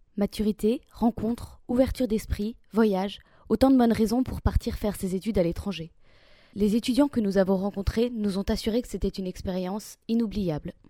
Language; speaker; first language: French; native; French